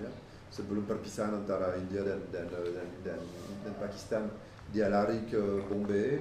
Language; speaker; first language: Indonesian; non-native, fluent; French